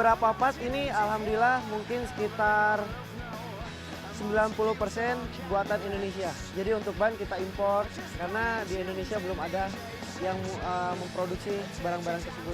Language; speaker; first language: Indonesian; native; Indonesian